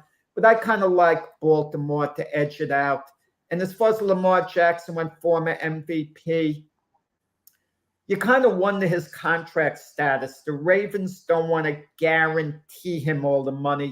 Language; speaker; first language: English; native; English